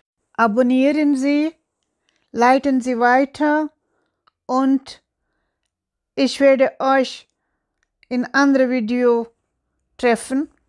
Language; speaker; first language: German; non-native, learner; Tulu